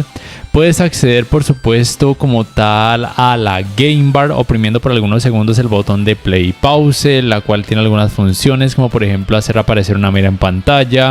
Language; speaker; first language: Spanish; native; Spanish